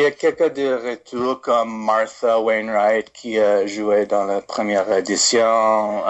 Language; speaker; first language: French; non-native, fluent; English